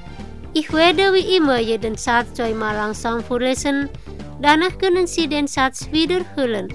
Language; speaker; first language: German; non-native, fluent; Indonesian